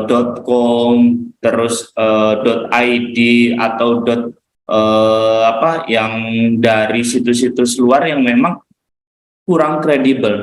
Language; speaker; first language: Indonesian; native; Indonesian